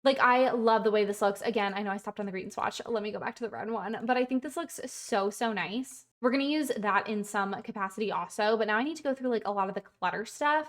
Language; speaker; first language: English; native; English